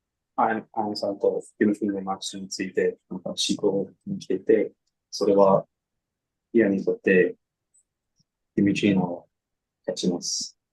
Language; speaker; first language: Japanese; non-native, learner; English